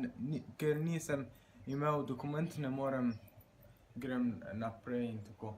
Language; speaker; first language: Slovenian; non-native, learner; Persian